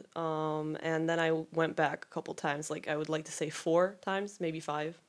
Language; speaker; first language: English; non-native, fluent; Polish